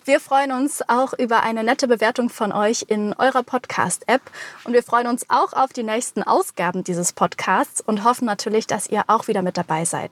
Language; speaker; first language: German; native; German